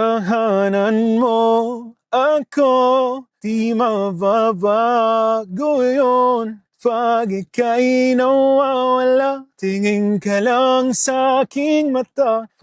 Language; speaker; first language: Filipino; early bilingual, heritage; Filipino